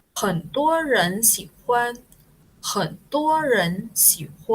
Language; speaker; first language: Chinese; non-native, fluent; Thai